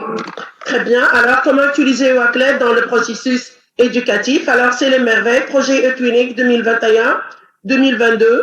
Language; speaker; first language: French; non-native, local second language; Arabic